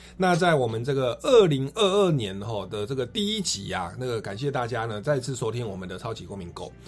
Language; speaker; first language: Chinese; non-native, local second language; Min Nan Chinese